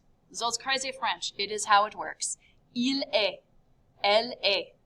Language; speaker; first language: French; non-native, fluent; English